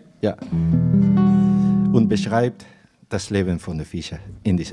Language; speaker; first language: German; non-native, fluent; Spanish